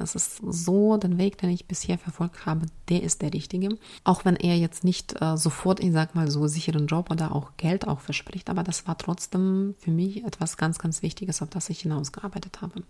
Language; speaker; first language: German; non-native, fluent; Ukrainian